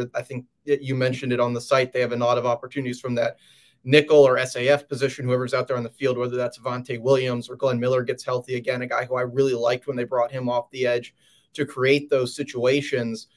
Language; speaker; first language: English; native; English